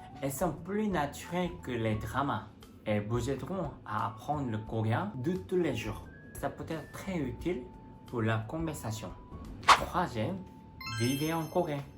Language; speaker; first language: French; non-native, fluent; Korean